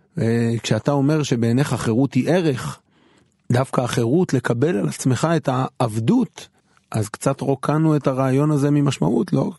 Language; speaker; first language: Hebrew; native; Hebrew